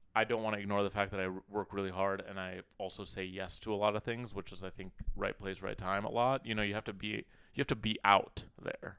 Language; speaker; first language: English; early bilingual, other home language; Arabic